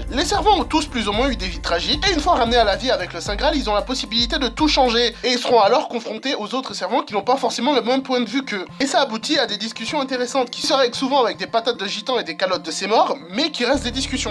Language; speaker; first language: French; native; French